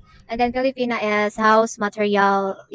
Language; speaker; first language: English; non-native, local second language; Cebuano